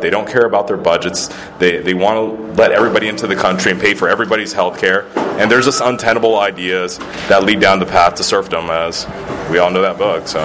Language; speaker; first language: English; early bilingual, other home language; Spanish